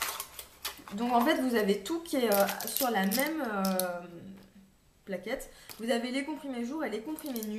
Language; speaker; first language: French; native; French